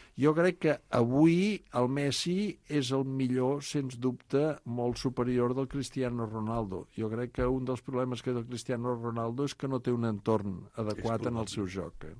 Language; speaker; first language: Catalan; native; Catalan